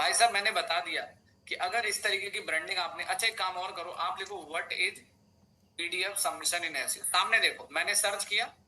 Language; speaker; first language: Hindi; native; Hindi